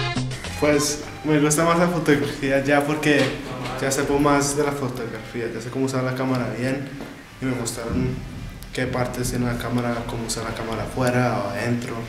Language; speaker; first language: Spanish; early bilingual, other home language; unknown